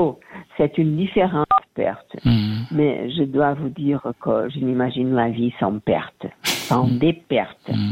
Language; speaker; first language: French; non-native, learner; Portuguese